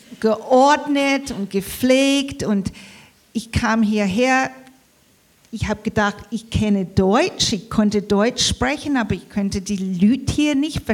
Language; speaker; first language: German; early bilingual, heritage; English